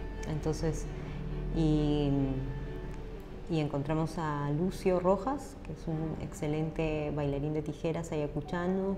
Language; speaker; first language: Spanish; native; Spanish